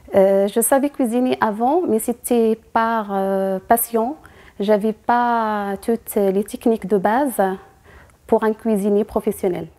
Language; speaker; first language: French; non-native, fluent; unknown